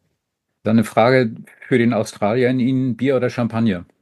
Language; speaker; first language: German; native; German